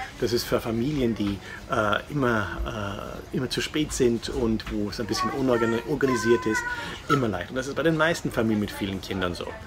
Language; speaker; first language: German; non-native, fluent; English